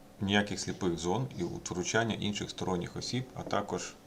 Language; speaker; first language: Ukrainian; native; Ukrainian